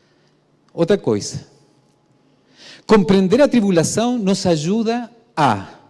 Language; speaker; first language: Portuguese; non-native, fluent; Spanish